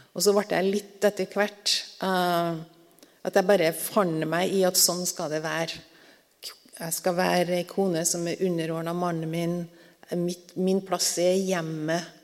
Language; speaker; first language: Norwegian; native; Norwegian